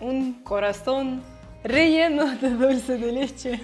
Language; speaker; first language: Spanish; non-native, fluent; Russian